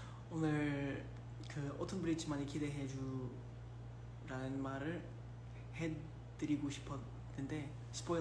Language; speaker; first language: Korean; early bilingual, heritage; English